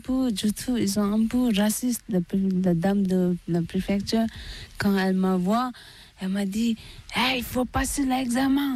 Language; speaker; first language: French; non-native, learner; Tibetan